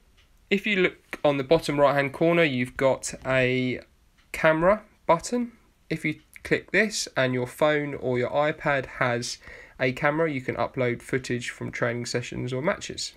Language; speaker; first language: English; native; English